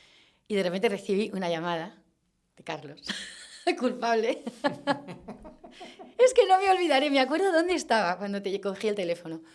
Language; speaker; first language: Spanish; native; Spanish